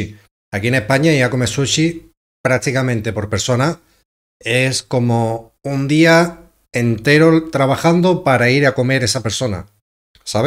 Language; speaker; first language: Spanish; native; Spanish